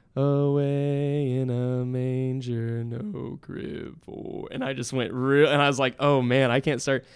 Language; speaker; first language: English; native; English